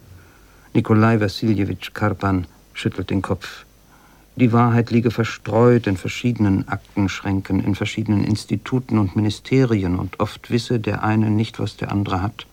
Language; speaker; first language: German; native; German